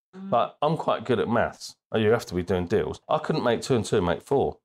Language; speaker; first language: English; native; English